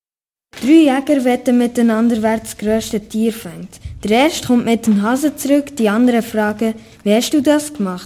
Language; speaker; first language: German; native; German